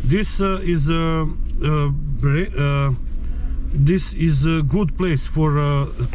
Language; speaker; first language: English; non-native, learner; Serbian